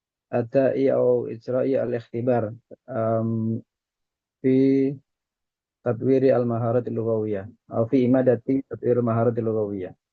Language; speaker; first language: Arabic; non-native, fluent; Indonesian